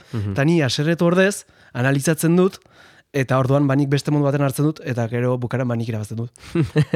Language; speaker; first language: Basque; non-native, local second language; Spanish